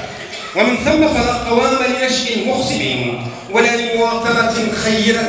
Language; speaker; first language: Arabic; native; Arabic